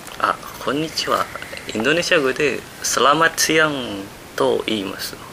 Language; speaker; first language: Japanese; non-native, learner; Indonesian